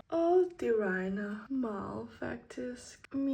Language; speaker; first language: Danish; non-native, learner; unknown